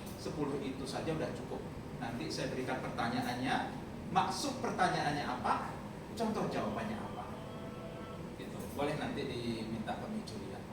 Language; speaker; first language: Indonesian; non-native, local second language; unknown